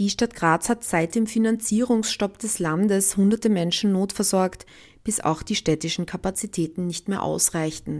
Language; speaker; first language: German; native; German